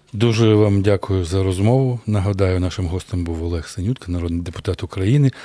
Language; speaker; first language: Ukrainian; native; Ukrainian